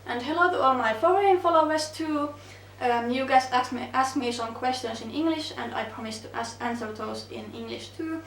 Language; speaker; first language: English; non-native, fluent; Finnish